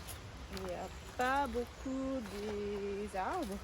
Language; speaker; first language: French; non-native, learner; English